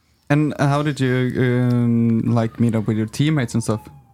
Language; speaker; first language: English; non-native, fluent; Norwegian